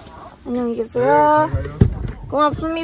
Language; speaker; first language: Korean; non-native, fluent; Filipino